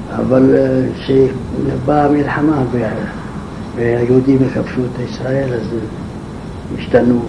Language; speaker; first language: Hebrew; non-native, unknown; Arabic